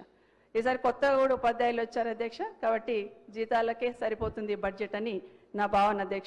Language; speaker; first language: Telugu; native; Telugu